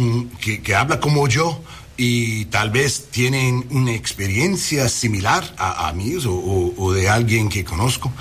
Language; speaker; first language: Spanish; early bilingual, heritage; English